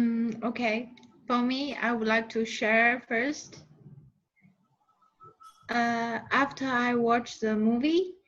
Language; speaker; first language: English; non-native, learner; Chinese